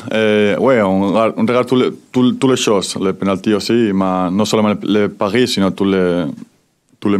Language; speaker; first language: French; non-native, fluent; Spanish